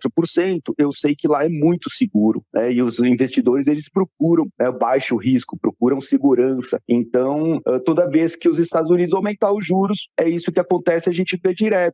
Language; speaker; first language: Portuguese; native; Portuguese